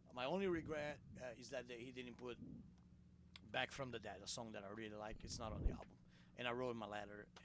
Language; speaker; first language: English; non-native, fluent; Portuguese